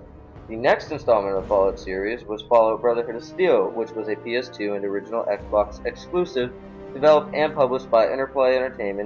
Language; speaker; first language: English; native; English